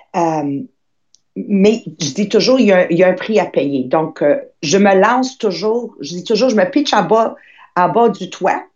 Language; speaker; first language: French; early bilingual, other home language; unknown